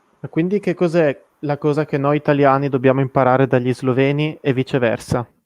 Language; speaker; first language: Italian; native; Italian